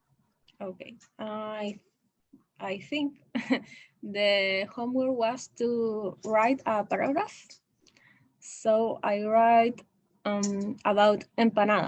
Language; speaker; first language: English; non-native, learner; Spanish